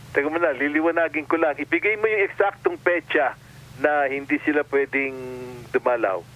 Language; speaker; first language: Filipino; native; Filipino